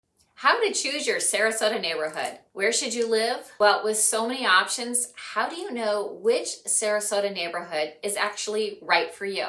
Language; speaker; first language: English; native; English